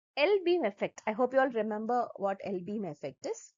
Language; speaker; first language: English; non-native, local second language; Malayalam